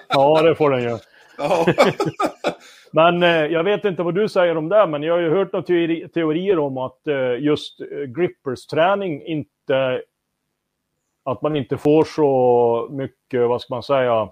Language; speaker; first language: Swedish; native; Swedish